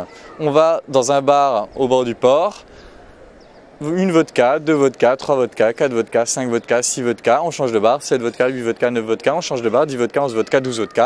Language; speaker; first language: French; native; French